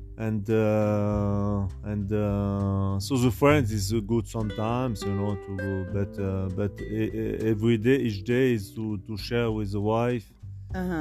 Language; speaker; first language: English; non-native, learner; French